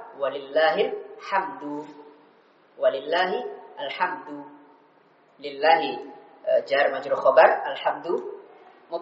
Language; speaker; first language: Arabic; non-native, fluent; Indonesian